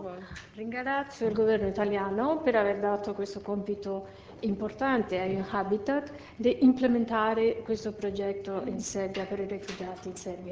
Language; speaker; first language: Italian; non-native, fluent; Spanish